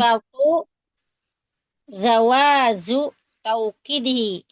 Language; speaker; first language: Arabic; non-native, learner; Indonesian